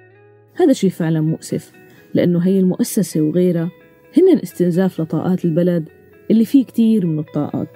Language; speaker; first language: Arabic; native; Arabic